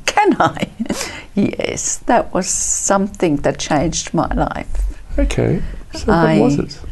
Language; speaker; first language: English; early bilingual, other home language; Italian